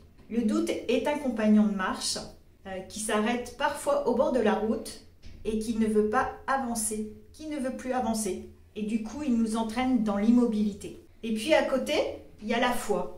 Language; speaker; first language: French; native; French